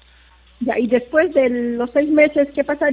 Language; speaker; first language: Spanish; native; Spanish